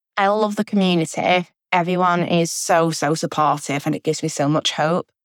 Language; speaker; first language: English; native; English